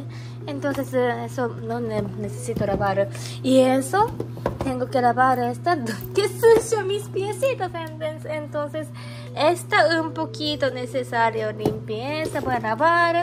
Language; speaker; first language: Spanish; non-native, learner; Japanese